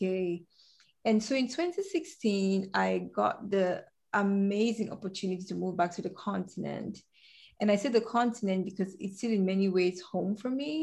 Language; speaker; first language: English; native; English